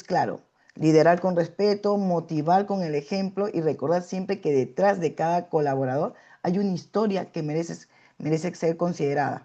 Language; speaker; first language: Spanish; native; Spanish